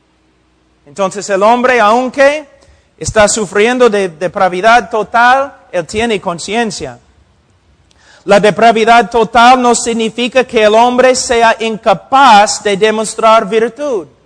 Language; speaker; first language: Spanish; non-native, fluent; English